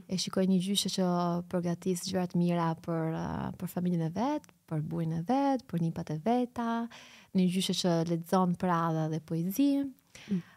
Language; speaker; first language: Albanian; early bilingual, heritage; Albanian